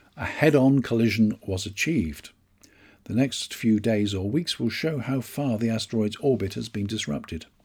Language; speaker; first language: English; native; English